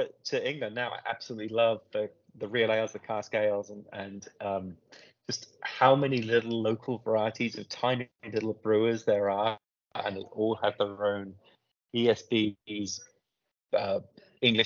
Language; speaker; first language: English; native; English